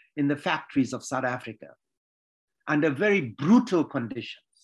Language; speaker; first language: English; native; English